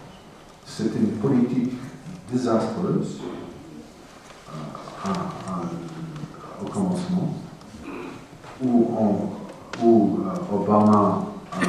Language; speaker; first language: French; non-native, fluent; English